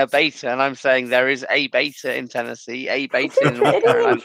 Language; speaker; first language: English; native; English